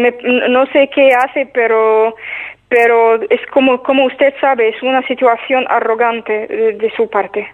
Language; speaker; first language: Spanish; non-native, fluent; Arabic